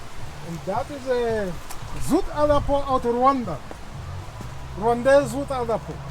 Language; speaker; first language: Dutch; non-native, learner; Kinyarwanda